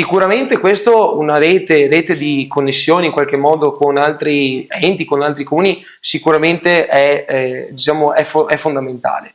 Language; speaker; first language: Italian; native; Italian